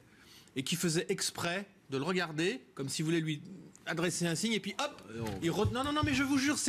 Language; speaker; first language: French; native; French